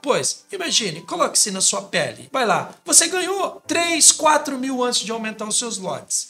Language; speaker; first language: Portuguese; native; Portuguese